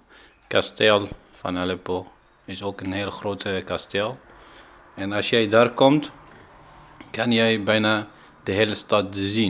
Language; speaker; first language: Dutch; non-native, fluent; Arabic